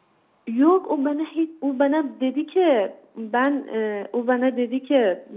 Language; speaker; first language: Turkish; non-native, learner; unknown